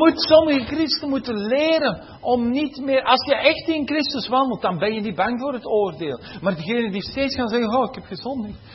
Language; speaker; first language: Dutch; native; Dutch